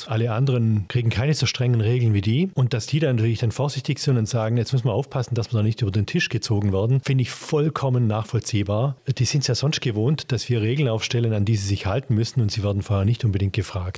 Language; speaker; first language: German; native; German